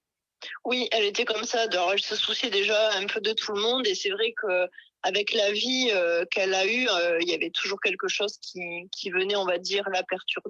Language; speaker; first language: French; native; French